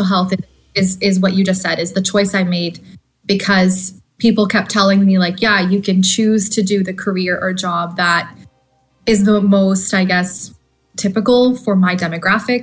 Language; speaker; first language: English; native; English